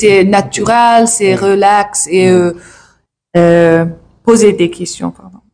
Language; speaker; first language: French; non-native, learner; English